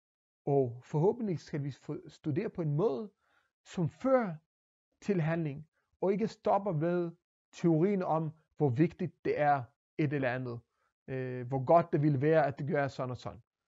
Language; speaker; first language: Danish; non-native, fluent; Hebrew